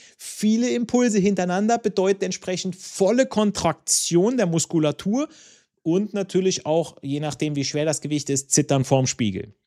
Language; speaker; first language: German; non-native, fluent; Italian